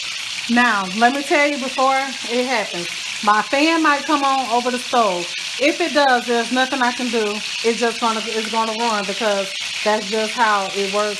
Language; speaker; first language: English; native; English